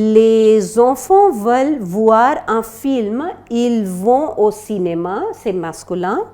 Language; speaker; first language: French; non-native, fluent; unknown